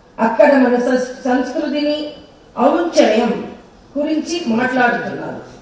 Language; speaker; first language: Telugu; non-native, learner; Tamil